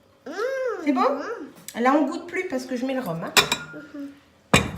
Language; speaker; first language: French; native; French